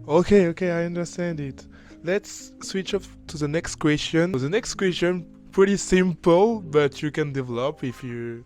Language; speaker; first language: English; non-native, learner; French